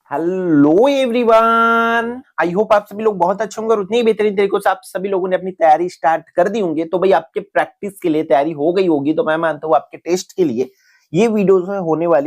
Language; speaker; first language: Hindi; native; Hindi